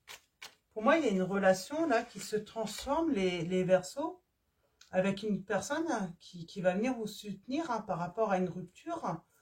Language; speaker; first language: French; native; French